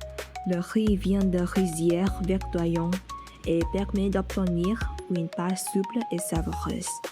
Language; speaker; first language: French; non-native, learner; Vietnamese